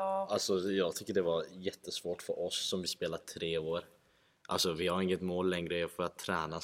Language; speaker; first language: Swedish; non-native, fluent; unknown